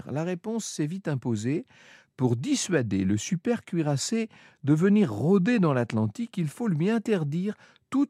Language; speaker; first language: French; native; French